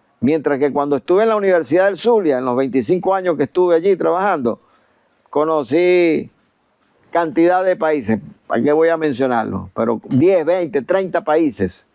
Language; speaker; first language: Spanish; native; Spanish